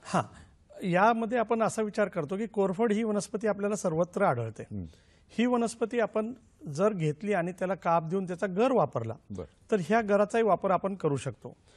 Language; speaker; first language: Marathi; native; Marathi